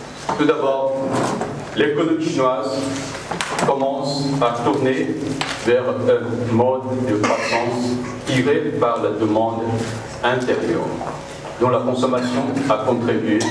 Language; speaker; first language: French; non-native, fluent; Chinese